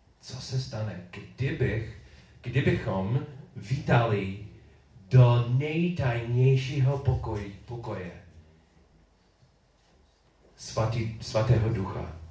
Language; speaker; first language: Czech; non-native, learner; English